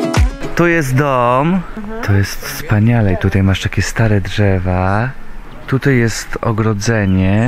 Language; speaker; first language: Polish; native; Polish